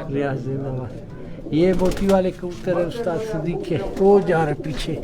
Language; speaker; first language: Urdu; non-native, local second language; Punjabi